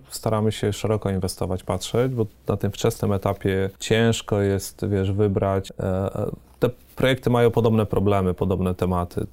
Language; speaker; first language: Polish; native; Polish